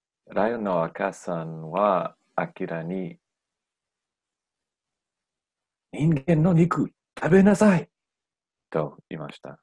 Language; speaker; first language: Japanese; non-native, learner; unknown